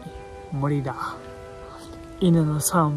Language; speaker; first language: Japanese; non-native, learner; Nepali